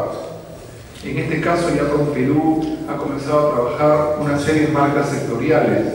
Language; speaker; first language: Spanish; native; Spanish